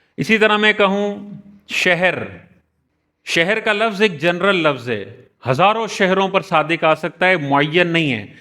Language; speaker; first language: Urdu; native; Urdu